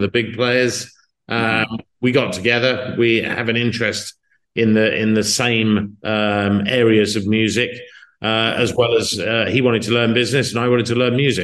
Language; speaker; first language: English; native; English